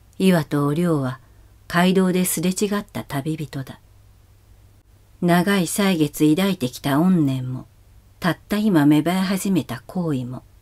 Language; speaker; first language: Japanese; native; Japanese